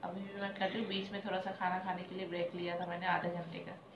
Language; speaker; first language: Hindi; non-native, local second language; Bangla